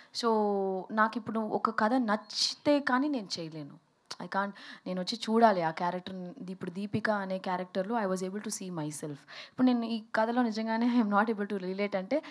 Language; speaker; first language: Telugu; early bilingual, heritage; Telugu